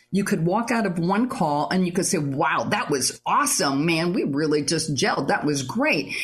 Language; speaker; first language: English; native; English